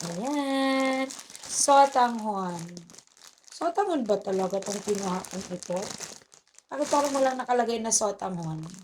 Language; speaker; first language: Filipino; native; Filipino